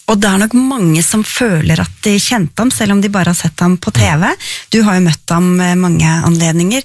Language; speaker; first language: Norwegian; native; Norwegian